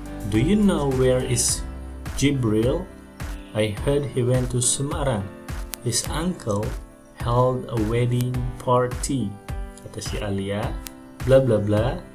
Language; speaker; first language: English; non-native, fluent; Indonesian